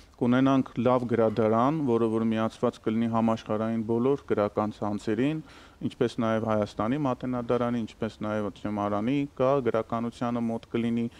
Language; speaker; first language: Armenian; native; Armenian